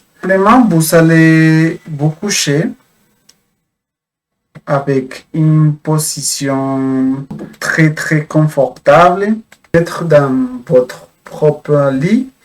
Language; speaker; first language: French; non-native, fluent; Spanish